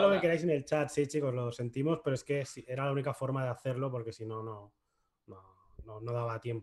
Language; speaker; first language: Spanish; native; Spanish